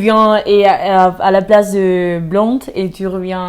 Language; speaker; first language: French; non-native, fluent; Spanish